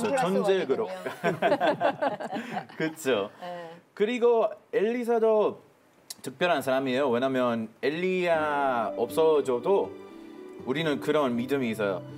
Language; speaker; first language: Korean; non-native, fluent; Hebrew